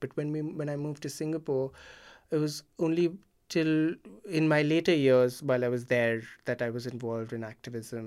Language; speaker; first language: English; non-native, local second language; Hindi